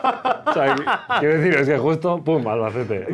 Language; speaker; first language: Spanish; native; Spanish